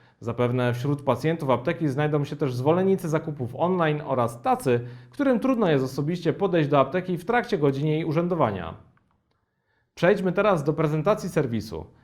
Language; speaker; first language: Polish; native; Polish